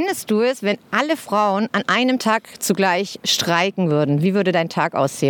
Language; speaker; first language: German; native; German